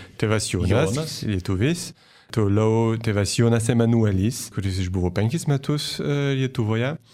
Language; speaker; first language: Lithuanian; non-native, fluent; French